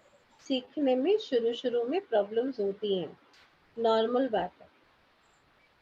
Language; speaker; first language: Hindi; native; Hindi